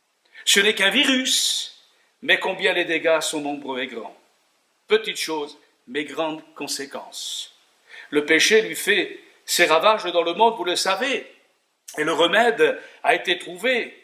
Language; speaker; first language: French; native; French